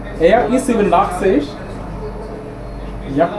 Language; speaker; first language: German; non-native, learner; Malayalam